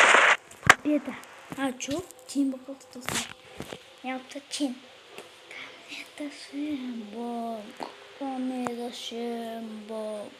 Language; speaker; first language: Russian; non-native, local second language; Kazakh